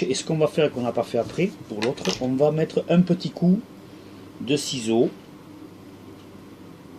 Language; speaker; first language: French; native; French